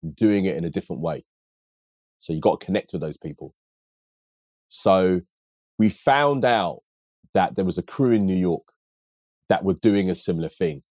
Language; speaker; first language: English; early bilingual, other home language; Akan